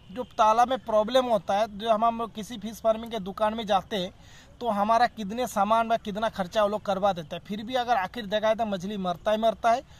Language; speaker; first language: Hindi; non-native, local second language; Bangla